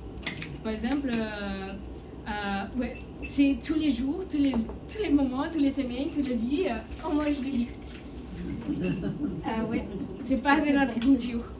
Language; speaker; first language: French; non-native, learner; Portuguese